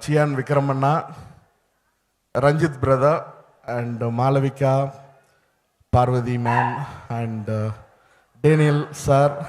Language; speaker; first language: Telugu; non-native, learner; Tamil